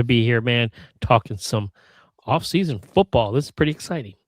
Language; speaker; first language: English; native; English